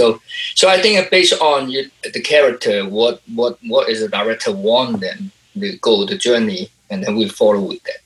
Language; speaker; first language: English; non-native, local second language; Cantonese